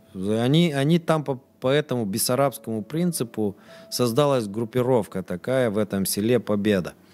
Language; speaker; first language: Russian; non-native, local second language; Romanian